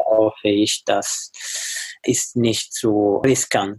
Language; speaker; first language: German; non-native, learner; Italian